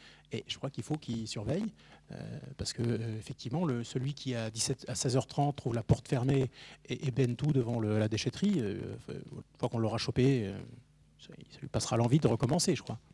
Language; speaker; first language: French; native; French